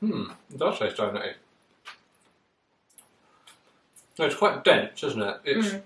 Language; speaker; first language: English; native; English